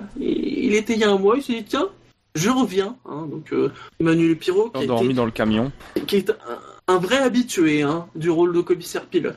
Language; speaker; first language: French; native; French